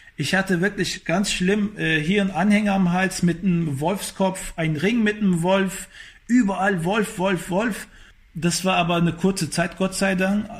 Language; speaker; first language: German; early bilingual, other home language; Turkish